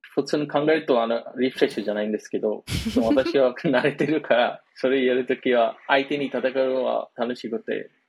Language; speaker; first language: Japanese; non-native, fluent; Bangla